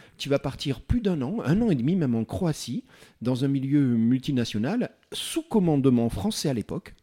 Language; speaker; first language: French; native; French